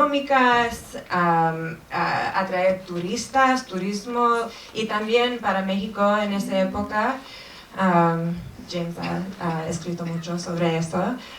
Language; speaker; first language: Spanish; non-native, fluent; English